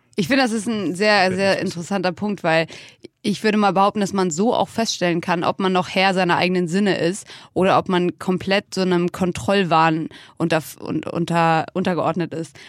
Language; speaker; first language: German; native; German